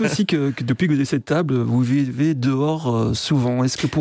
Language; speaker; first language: French; native; French